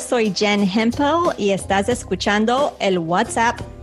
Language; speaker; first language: Spanish; early bilingual, heritage; Spanish